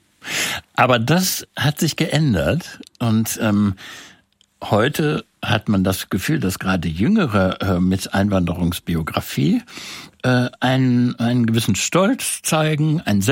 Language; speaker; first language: German; native; German